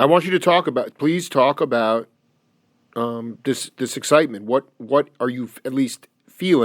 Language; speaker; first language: English; native; English